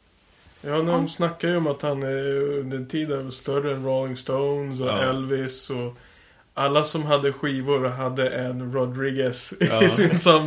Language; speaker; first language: Swedish; native; Swedish